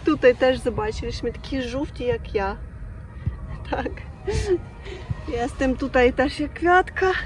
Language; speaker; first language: Polish; non-native, learner; Russian